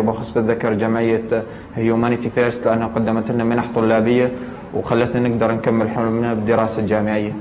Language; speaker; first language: Arabic; native; Arabic